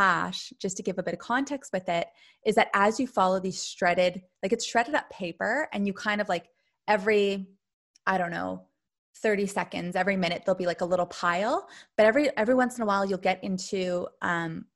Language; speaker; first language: English; native; English